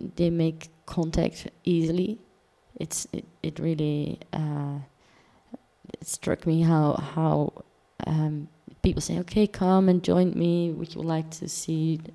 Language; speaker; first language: English; non-native, fluent; Dutch